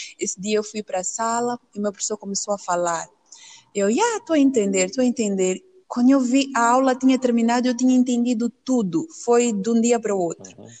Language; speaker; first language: Portuguese; native; Portuguese